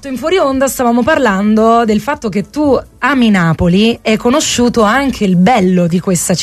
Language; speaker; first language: Italian; native; Italian